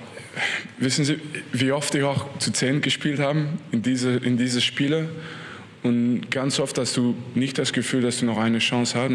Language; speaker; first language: German; non-native, fluent; French